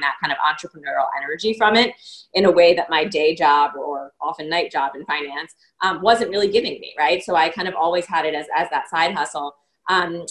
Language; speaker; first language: English; native; English